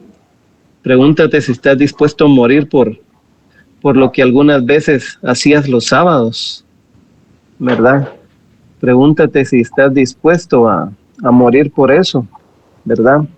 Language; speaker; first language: Spanish; native; Spanish